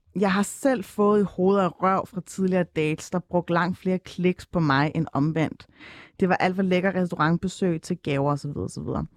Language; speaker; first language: Danish; early bilingual, other home language; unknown